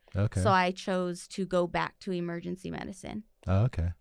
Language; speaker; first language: English; native; English